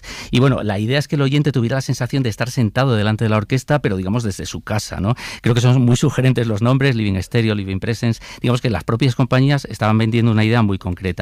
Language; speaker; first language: Spanish; native; Spanish